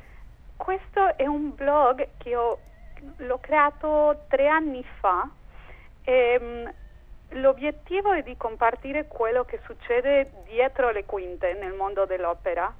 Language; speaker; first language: Italian; non-native, fluent; Spanish